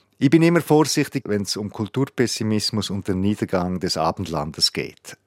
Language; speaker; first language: German; native; German